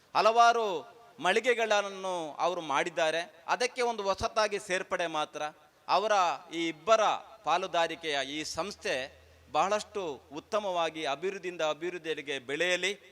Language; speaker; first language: Kannada; native; Kannada